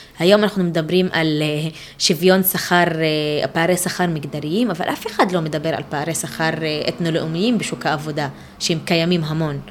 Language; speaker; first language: Hebrew; non-native, local second language; Arabic